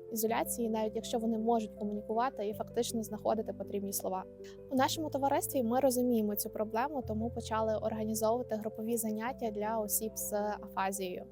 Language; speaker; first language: Ukrainian; native; Ukrainian